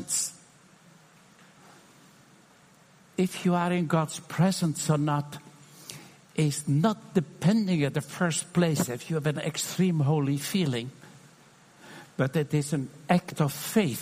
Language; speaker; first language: English; non-native, fluent; Dutch